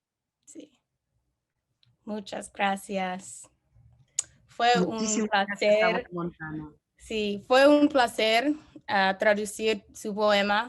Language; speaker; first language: Spanish; non-native, learner; English